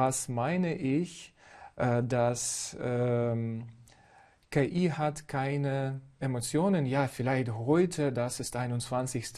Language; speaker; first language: German; non-native, fluent; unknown